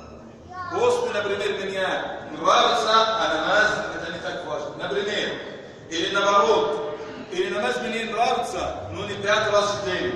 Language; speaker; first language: Russian; non-native, fluent; Arabic